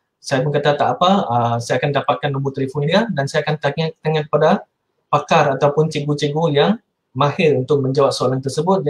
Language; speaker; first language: Malay; non-native, local second language; Chinese